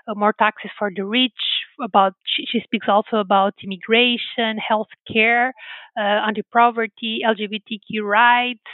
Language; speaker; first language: English; non-native, fluent; Portuguese